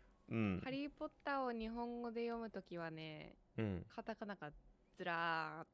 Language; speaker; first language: Japanese; non-native, fluent; English